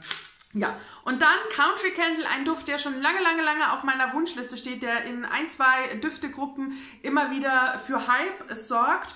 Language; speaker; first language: German; native; German